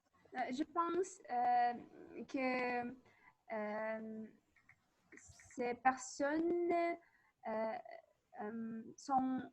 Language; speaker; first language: French; non-native, learner; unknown